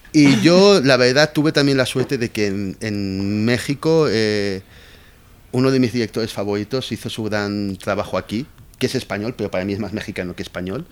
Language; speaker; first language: Spanish; native; Spanish